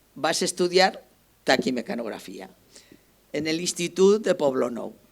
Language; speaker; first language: Spanish; non-native, local second language; Catalan